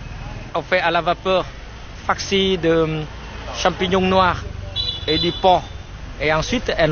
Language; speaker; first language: French; non-native, fluent; Vietnamese